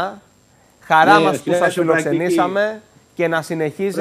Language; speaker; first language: Greek; native; Greek